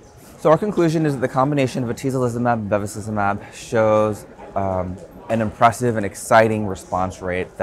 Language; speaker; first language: English; native; English